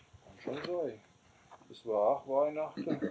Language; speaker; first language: German; native; German